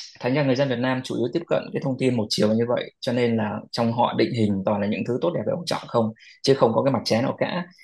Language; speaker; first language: Vietnamese; native; Vietnamese